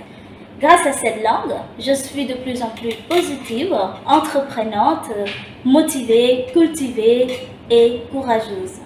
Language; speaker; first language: French; non-native, local second language; Khmer